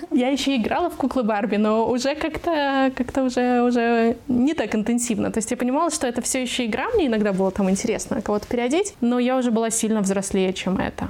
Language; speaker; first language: Russian; native; Russian